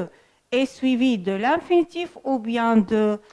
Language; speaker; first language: French; non-native, fluent; Arabic